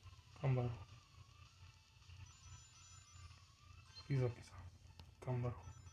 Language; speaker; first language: Japanese; non-native, learner; English